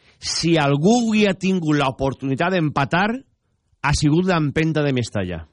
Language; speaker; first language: Catalan; native; Catalan